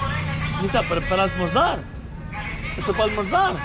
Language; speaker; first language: Spanish; non-native, learner; English